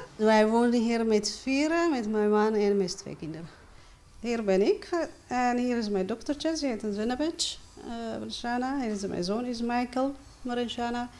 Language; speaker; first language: Dutch; non-native, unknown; Amharic